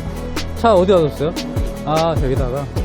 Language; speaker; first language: Korean; native; Korean